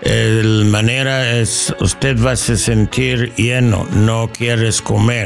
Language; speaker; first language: Spanish; non-native, learner; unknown